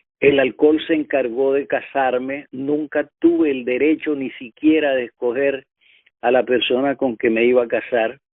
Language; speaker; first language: Spanish; native; Spanish